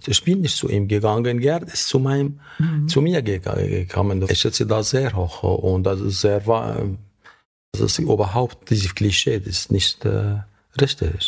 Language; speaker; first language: German; non-native, fluent; Arabic